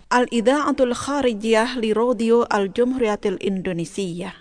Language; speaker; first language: Arabic; non-native, fluent; Indonesian